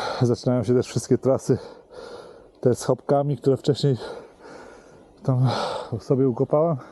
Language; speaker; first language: Polish; native; Polish